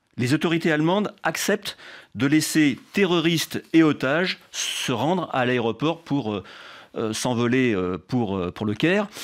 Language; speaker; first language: French; native; French